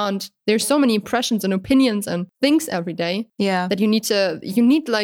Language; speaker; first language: English; non-native, fluent; German